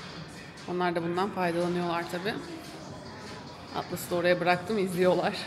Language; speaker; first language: Turkish; native; Turkish